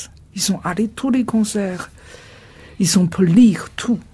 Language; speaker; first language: French; non-native, fluent; Chinese